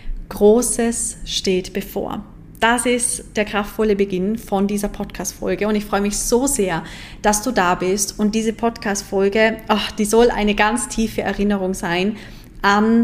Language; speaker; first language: German; native; German